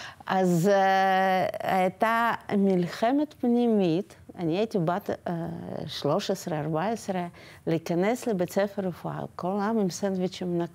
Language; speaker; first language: Hebrew; non-native, fluent; Russian